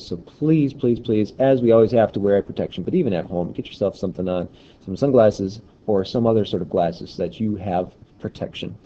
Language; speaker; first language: English; native; English